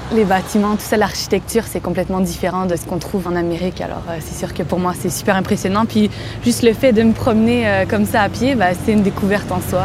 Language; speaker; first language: French; native; French